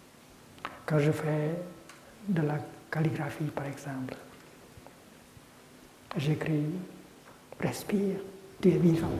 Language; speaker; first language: French; non-native, fluent; Vietnamese